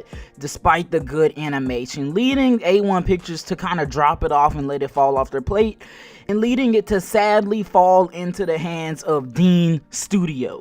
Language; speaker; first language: English; native; English